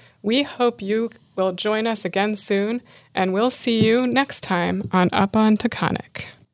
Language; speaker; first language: English; native; English